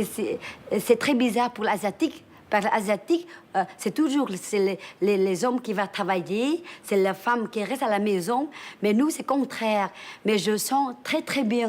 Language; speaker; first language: French; early bilingual, other home language; Vietnamese